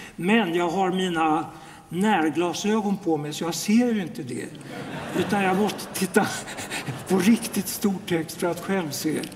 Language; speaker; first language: Swedish; native; Swedish